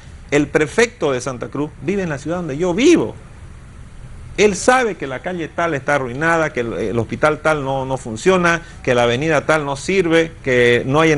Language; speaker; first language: Spanish; native; Spanish